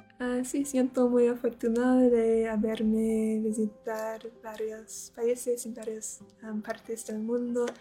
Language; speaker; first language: Spanish; non-native, learner; English